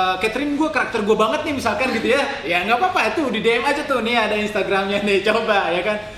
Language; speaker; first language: Indonesian; non-native, local second language; Batak Toba